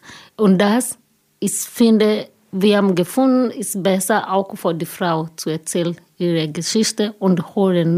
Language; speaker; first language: German; non-native, learner; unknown